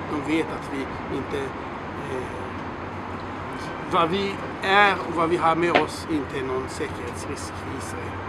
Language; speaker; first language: Swedish; non-native, fluent; Hebrew